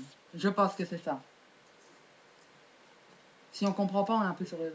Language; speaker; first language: French; native; French